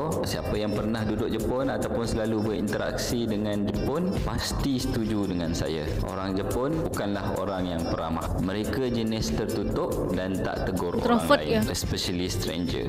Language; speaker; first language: Malay; native; Malay